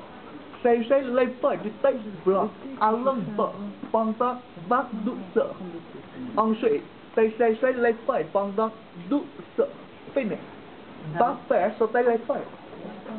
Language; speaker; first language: French; non-native, learner; Chinese